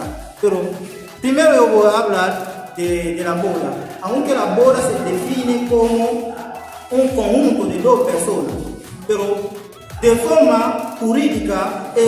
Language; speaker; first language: Spanish; non-native, learner; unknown